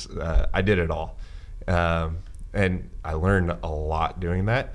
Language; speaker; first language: English; native; English